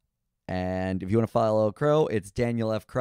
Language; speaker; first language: English; native; English